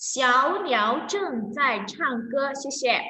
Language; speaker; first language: Chinese; non-native, fluent; Indonesian